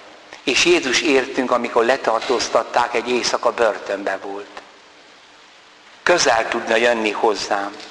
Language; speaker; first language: Hungarian; native; Hungarian